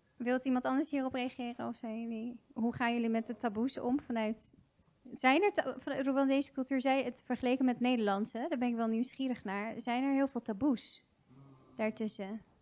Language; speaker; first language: Dutch; early bilingual, other home language; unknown